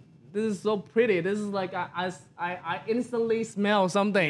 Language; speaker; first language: English; non-native, fluent; Vietnamese